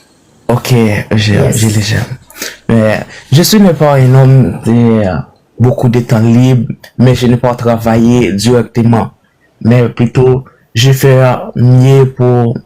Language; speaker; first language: French; non-native, learner; Haitian Creole